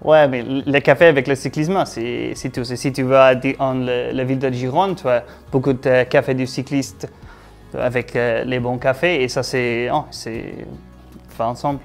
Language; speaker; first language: French; non-native, fluent; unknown